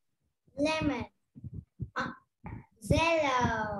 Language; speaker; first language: English; non-native, learner; Vietnamese